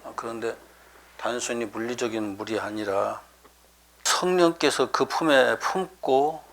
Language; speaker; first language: Korean; native; Korean